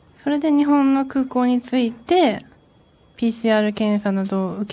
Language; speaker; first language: Japanese; native; Japanese